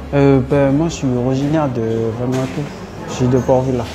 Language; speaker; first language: French; non-native, learner; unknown